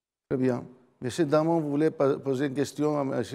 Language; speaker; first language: French; non-native, fluent; Greek